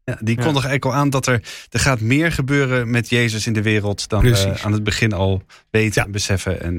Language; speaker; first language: Dutch; native; Dutch